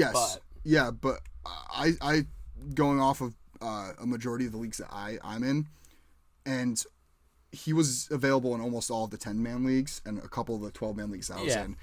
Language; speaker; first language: English; native; English